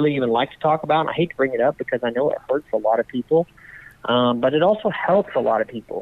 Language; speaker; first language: English; native; English